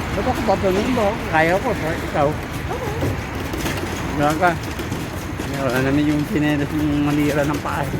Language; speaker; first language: Filipino; native; Filipino